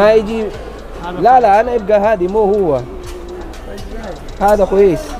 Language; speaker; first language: Arabic; non-native, learner; Filipino